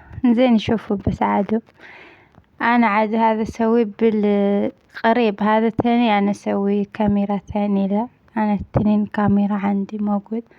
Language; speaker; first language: Arabic; non-native, learner; Amharic